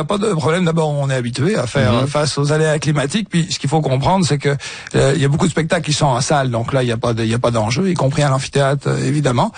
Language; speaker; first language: French; native; French